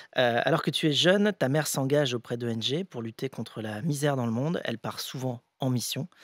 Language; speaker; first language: French; native; French